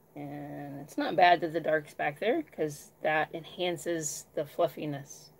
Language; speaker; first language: English; native; English